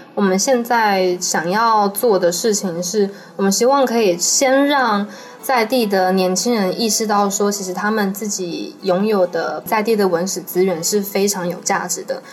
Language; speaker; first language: Chinese; native; Chinese